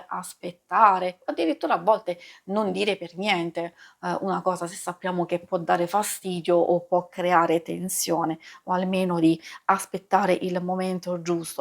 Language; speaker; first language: Italian; native; Italian